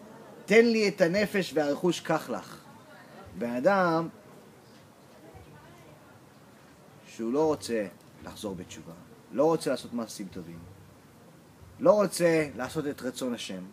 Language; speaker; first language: Hebrew; early bilingual, heritage; English